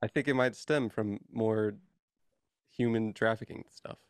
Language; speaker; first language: English; native; English